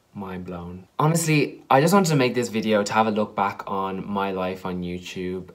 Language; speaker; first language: English; native; English